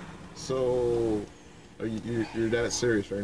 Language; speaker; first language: English; native; English